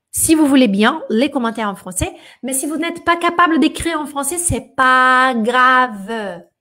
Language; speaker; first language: French; non-native, fluent; Portuguese